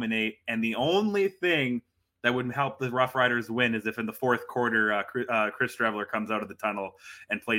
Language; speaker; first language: English; native; English